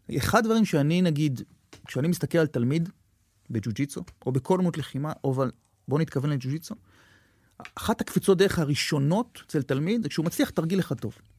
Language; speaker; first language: Hebrew; native; Hebrew